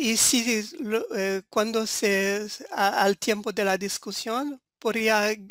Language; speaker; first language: Spanish; non-native, fluent; French